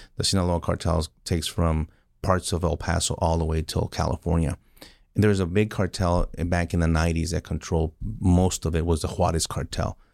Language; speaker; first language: English; early bilingual, other home language; Spanish